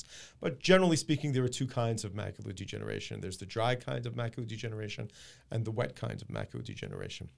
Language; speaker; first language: English; native; English